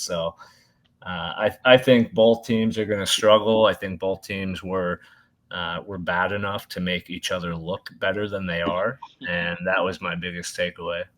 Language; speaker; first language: English; native; English